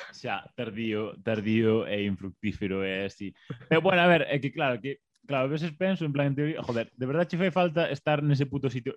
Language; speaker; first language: Galician; non-native, local second language; Spanish